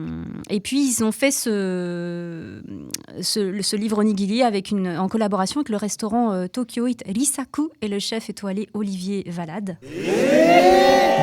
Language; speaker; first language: French; native; French